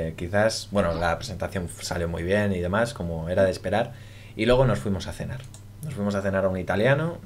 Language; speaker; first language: Spanish; native; Spanish